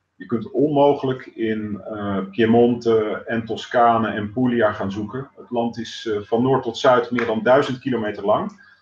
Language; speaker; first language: Dutch; native; Dutch